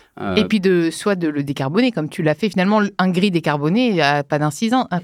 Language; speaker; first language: French; native; French